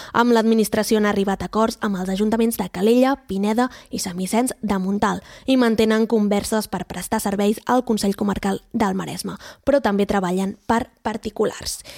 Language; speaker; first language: Catalan; native; Catalan